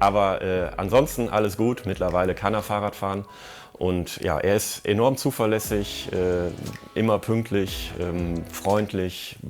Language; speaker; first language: German; native; German